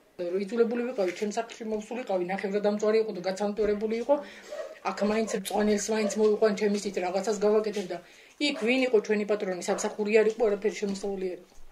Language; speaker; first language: Georgian; native; Georgian